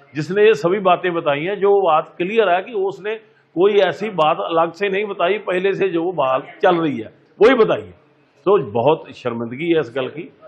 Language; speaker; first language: Hindi; non-native, local second language; Punjabi